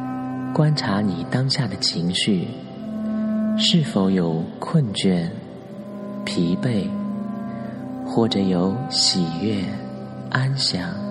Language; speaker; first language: Chinese; native; Chinese